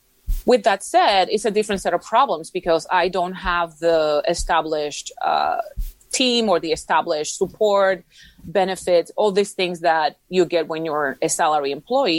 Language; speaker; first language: English; non-native, fluent; Spanish